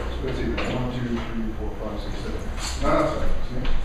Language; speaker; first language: Japanese; non-native, learner; English